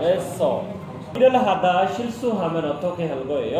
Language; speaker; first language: Korean; non-native, learner; Urdu